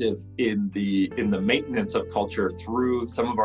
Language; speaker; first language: English; native; English